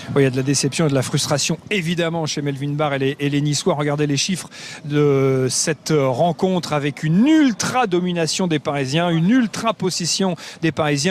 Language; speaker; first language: French; native; French